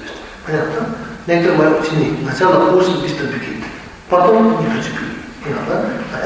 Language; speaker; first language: Russian; non-native, learner; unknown